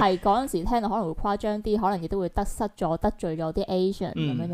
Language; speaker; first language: Cantonese; native; Cantonese